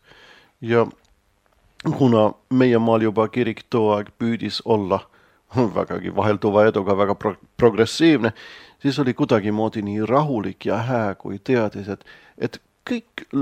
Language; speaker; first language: Estonian; non-native, fluent; Swedish